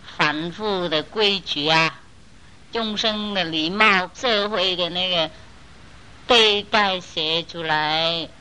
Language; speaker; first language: Chinese; non-native, fluent; Vietnamese